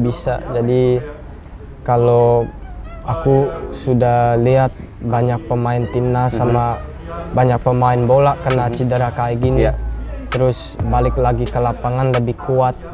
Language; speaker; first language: Indonesian; early bilingual, heritage; English